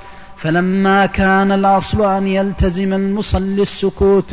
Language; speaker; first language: Arabic; native; Arabic